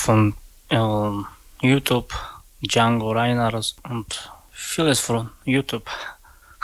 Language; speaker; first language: German; non-native, learner; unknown